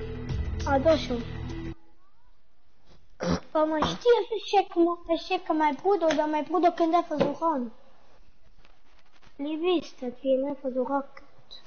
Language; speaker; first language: German; non-native, learner; Portuguese